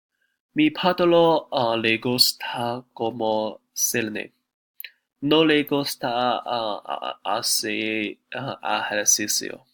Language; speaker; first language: Spanish; non-native, learner; Chinese